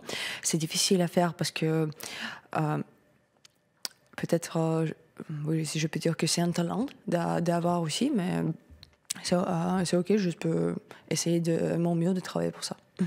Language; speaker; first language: French; non-native, learner; Russian